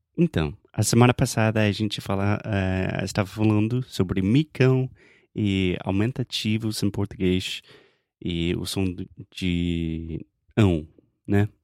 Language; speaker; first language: Portuguese; non-native, fluent; English